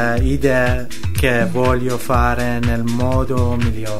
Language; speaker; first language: Italian; non-native, learner; Persian